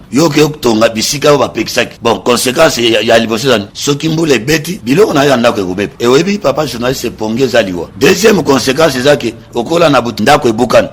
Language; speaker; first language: Lingala; native; Lingala